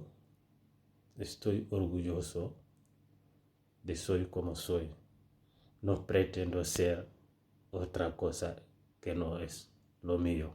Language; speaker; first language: Spanish; non-native, fluent; Fula